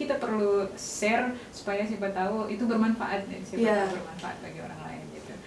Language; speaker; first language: Indonesian; native; Indonesian